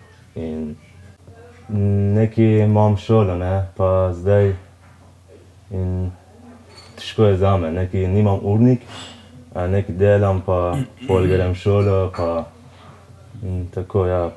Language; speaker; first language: Slovenian; non-native, learner; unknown